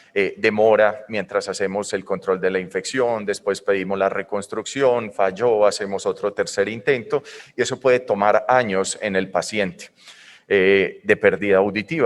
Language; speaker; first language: Spanish; native; Spanish